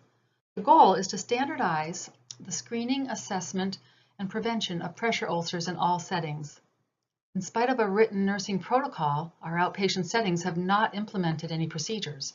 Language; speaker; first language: English; native; English